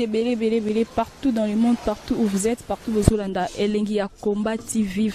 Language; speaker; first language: French; non-native, local second language; Lingala